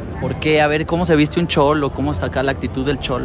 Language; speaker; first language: Spanish; native; Spanish